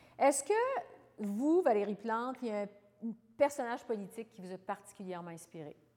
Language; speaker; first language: French; native; French